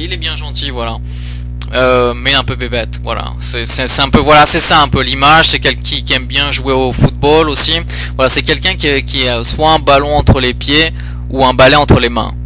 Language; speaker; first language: French; early bilingual, other home language; Portuguese